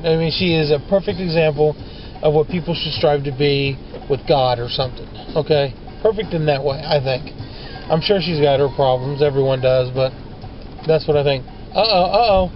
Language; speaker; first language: English; native; English